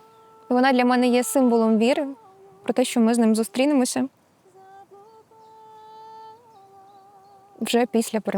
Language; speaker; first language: Ukrainian; native; Ukrainian